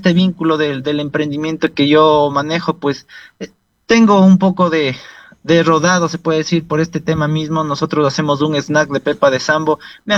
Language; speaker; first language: Spanish; native; Spanish